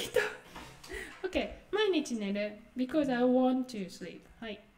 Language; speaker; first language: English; non-native, fluent; Japanese